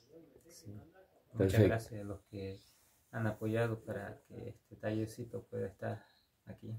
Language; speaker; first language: Spanish; non-native, local second language; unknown